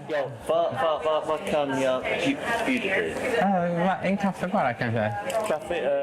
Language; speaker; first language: Swedish; non-native, learner; English